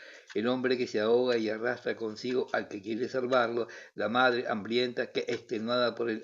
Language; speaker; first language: Spanish; native; Spanish